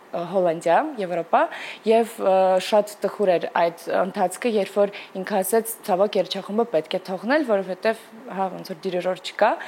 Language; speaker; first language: Armenian; early bilingual, heritage; Armenian